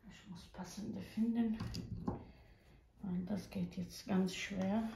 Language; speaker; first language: German; non-native, fluent; Croatian